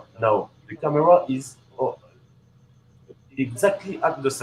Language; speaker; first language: English; non-native, learner; French